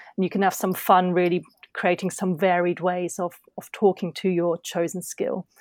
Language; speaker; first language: English; non-native, fluent; German